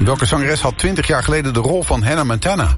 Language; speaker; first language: Dutch; native; Dutch